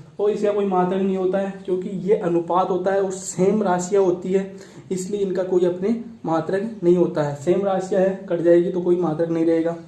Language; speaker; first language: Hindi; native; Hindi